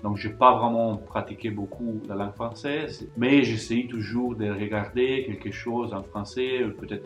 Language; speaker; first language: French; non-native, fluent; Italian